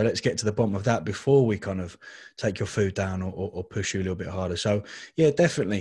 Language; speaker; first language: English; native; English